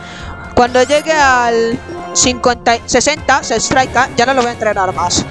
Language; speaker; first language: Spanish; native; Spanish